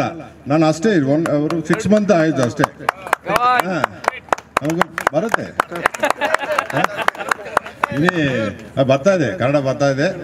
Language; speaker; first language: Kannada; non-native, learner; Tamil